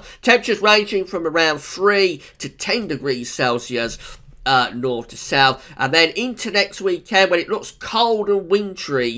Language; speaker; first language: English; native; English